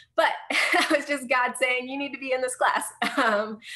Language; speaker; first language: English; native; English